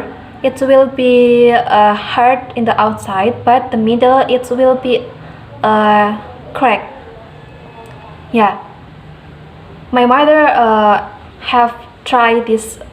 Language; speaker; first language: English; non-native, learner; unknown